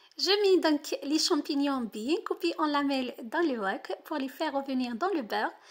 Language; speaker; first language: French; native; French